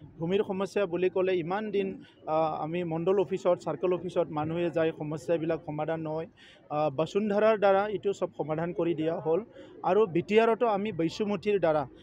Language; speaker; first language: Assamese; non-native, local second language; Bodo